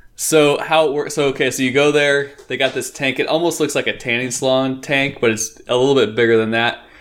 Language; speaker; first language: English; native; English